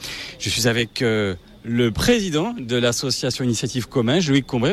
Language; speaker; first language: French; native; French